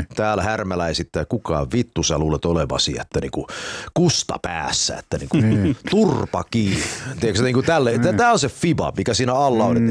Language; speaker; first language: Finnish; early bilingual, heritage; Finnish